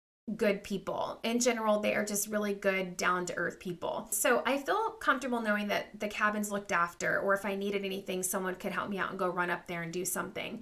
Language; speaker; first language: English; native; English